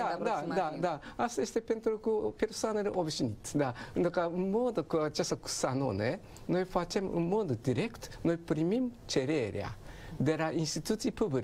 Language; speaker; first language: Romanian; non-native, learner; Japanese